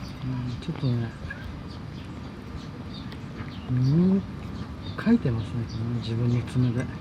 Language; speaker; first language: Japanese; native; Japanese